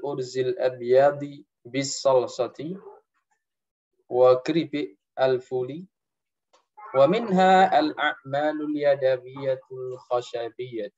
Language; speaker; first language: Arabic; non-native, fluent; Indonesian